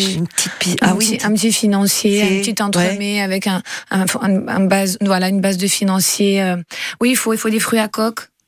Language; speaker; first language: French; native; French